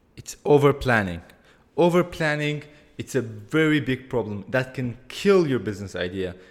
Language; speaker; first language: English; non-native, fluent; Kurdish